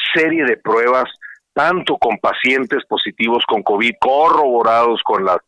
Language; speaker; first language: Spanish; native; Spanish